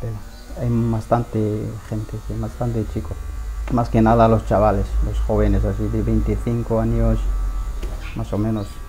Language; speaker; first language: Spanish; non-native, learner; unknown